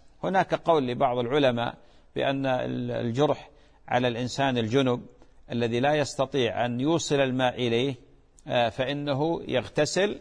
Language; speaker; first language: Arabic; native; Arabic